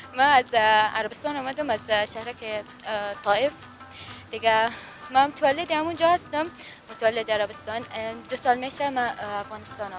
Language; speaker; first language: Persian; non-native, learner; Arabic